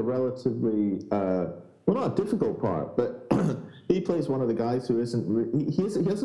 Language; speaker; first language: English; native; English